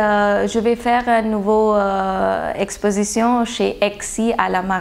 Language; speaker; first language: French; non-native, learner; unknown